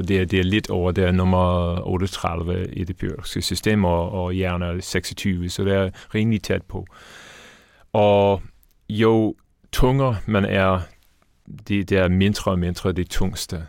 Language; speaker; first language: Danish; non-native, fluent; English